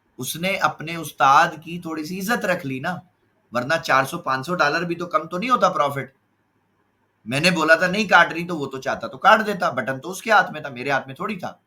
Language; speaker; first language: Urdu; non-native, local second language; Punjabi